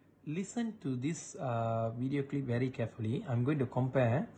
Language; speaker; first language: English; non-native, local second language; Malay